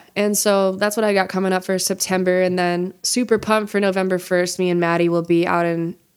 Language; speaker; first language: English; native; English